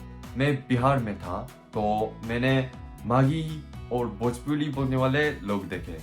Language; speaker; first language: Hindi; non-native, learner; Japanese